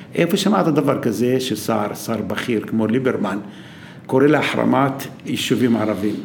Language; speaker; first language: Hebrew; non-native, local second language; Arabic